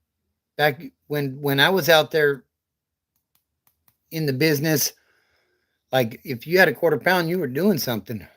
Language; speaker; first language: English; native; English